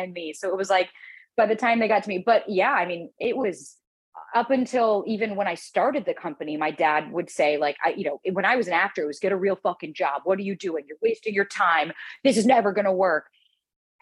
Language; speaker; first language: English; native; English